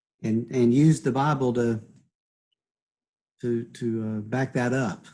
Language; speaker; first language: English; native; English